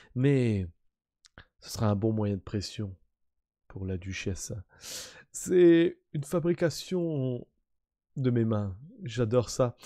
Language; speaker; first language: French; native; French